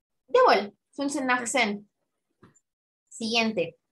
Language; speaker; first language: German; non-native, fluent; Spanish